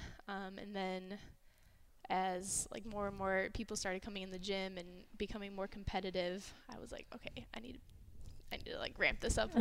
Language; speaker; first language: English; native; English